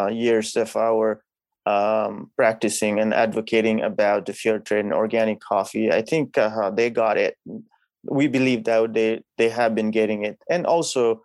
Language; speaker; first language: English; non-native, local second language; Nepali